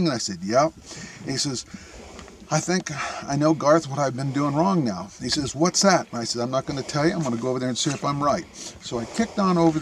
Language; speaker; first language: English; native; English